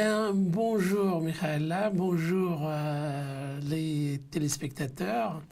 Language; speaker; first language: French; non-native, local second language; Arabic